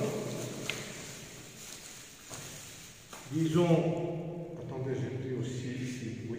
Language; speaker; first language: French; non-native, local second language; Arabic